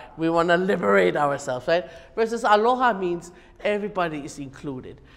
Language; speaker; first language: English; native; English